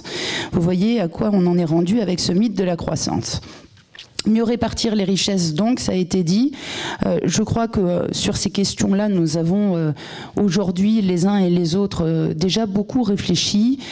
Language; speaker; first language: French; native; French